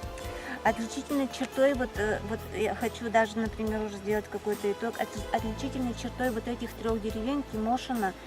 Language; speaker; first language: Russian; native; Russian